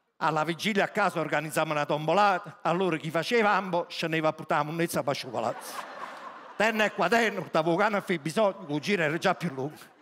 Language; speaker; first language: Italian; native; Italian